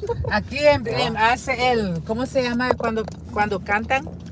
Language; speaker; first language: Spanish; native; Spanish